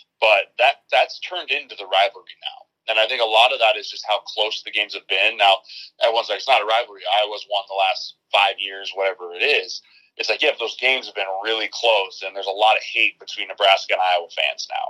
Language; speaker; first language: English; native; English